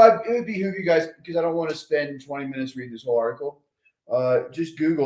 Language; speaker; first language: English; native; English